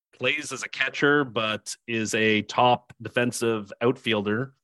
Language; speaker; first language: English; native; English